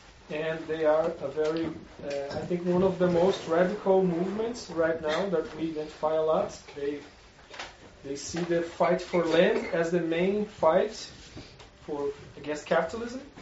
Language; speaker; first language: English; non-native, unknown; Portuguese